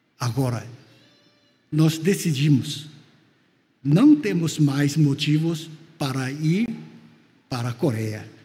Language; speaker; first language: Portuguese; non-native, fluent; Korean